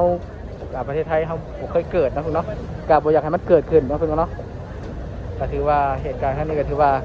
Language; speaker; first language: Thai; non-native, local second language; Lao